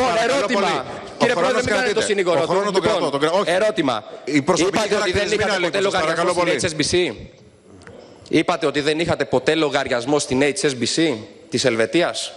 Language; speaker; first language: Greek; native; Greek